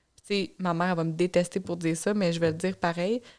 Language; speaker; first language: French; native; French